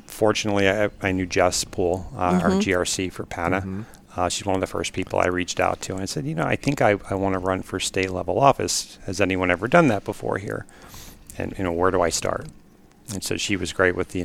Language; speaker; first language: English; native; English